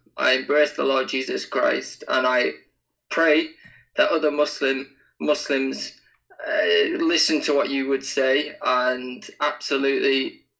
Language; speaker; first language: English; native; English